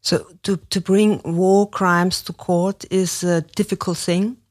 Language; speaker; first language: English; non-native, fluent; German